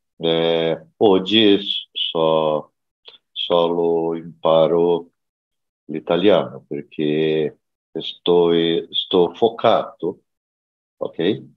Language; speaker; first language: Italian; non-native, learner; Portuguese